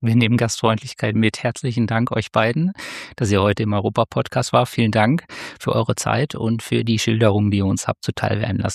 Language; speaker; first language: German; native; German